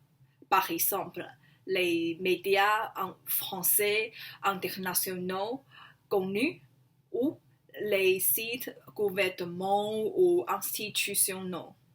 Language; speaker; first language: French; non-native, learner; Chinese